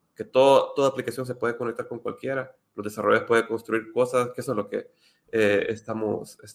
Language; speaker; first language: Spanish; native; Spanish